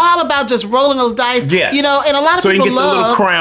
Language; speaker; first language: English; native; English